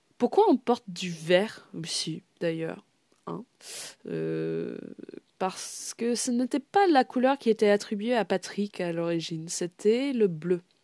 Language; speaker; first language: French; non-native, fluent; English